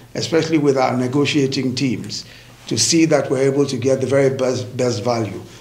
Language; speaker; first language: English; non-native, local second language; Yoruba